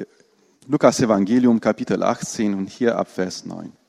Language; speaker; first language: German; non-native, fluent; Romanian